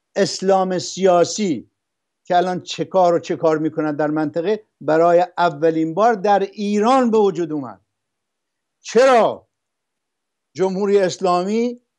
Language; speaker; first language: Persian; non-native, local second language; Arabic